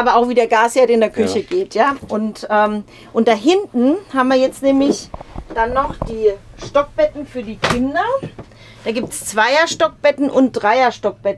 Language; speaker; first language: German; native; German